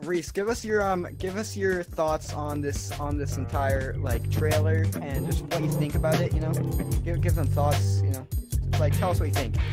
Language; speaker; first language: English; native; English